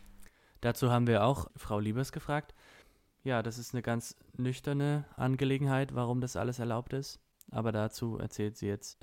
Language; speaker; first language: German; native; German